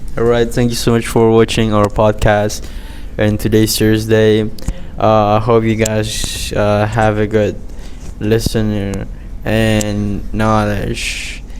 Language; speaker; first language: English; non-native, fluent; Indonesian